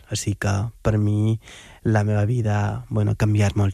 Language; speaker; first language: Catalan; non-native, fluent; Wolof